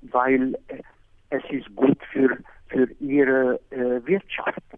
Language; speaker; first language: German; non-native, fluent; Arabic